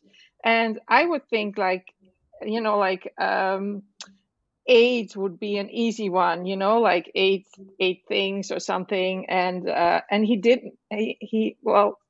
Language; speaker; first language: English; non-native, fluent; Dutch